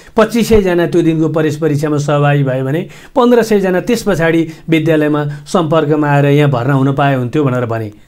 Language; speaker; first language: Nepali; native; Nepali